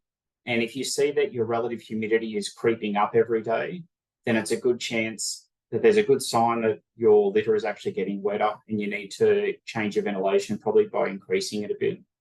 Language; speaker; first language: English; native; English